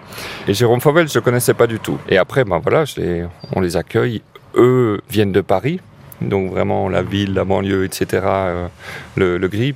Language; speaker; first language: French; native; French